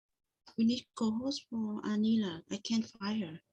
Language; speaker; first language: English; non-native, fluent; Vietnamese